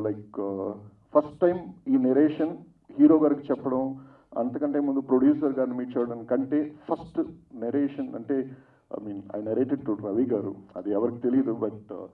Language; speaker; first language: Telugu; non-native, fluent; Tamil